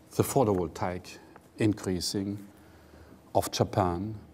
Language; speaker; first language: English; non-native, fluent; German